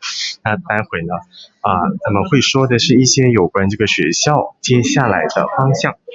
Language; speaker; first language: Chinese; native; Chinese